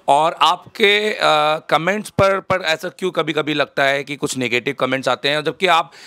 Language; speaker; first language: Hindi; native; Hindi